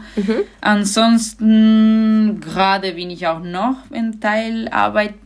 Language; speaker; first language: German; non-native, fluent; Spanish